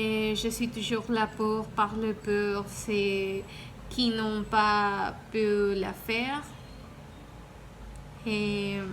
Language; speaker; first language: French; non-native, learner; Spanish